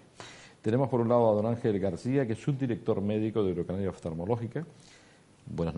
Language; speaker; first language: Spanish; native; Spanish